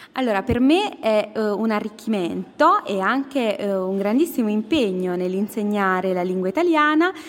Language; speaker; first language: Italian; native; Italian